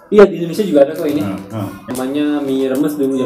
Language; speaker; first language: Indonesian; native; Indonesian